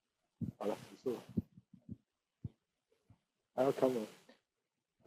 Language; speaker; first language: Chinese; native; Chinese